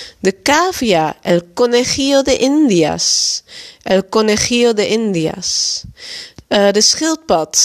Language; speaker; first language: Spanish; non-native, fluent; Dutch